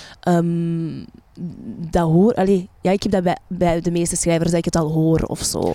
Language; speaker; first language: Dutch; early bilingual, other home language; Arabic